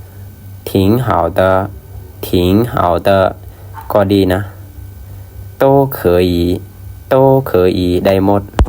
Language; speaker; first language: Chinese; non-native, fluent; Lao